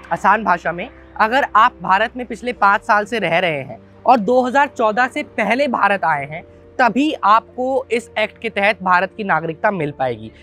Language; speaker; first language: Hindi; native; Hindi